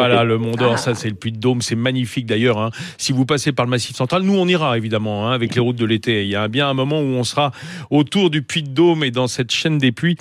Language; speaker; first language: French; native; French